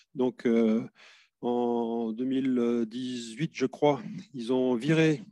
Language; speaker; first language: French; native; French